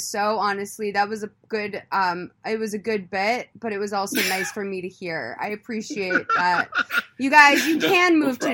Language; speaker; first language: English; native; English